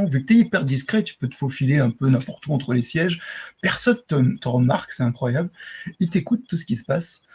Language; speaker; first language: French; native; French